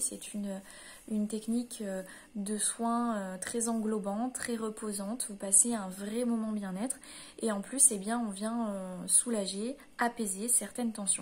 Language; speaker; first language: French; native; French